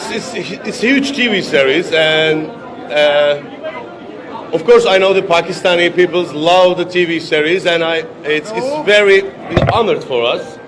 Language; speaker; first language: English; non-native, learner; Turkish